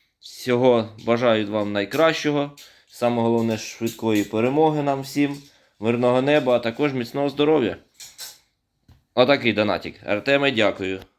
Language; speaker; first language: Ukrainian; native; Ukrainian